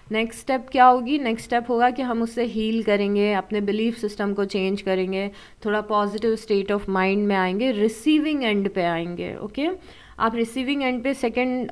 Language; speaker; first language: Hindi; native; Hindi